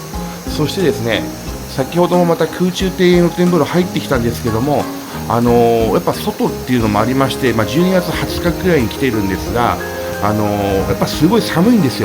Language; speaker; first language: Japanese; native; Japanese